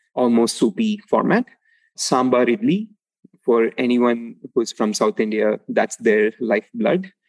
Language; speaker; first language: English; non-native, local second language; Tamil